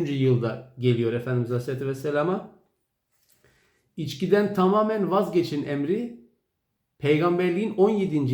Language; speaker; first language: Turkish; native; Turkish